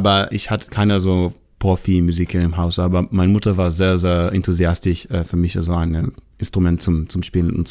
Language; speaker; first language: German; non-native, fluent; Hebrew